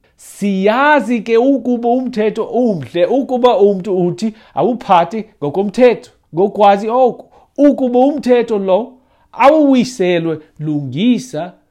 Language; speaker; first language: Xhosa; non-native, fluent; English